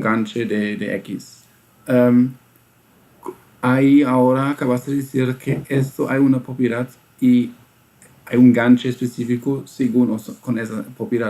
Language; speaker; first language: Spanish; non-native, fluent; German